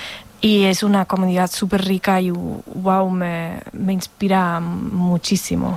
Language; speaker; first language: Catalan; non-native, fluent; German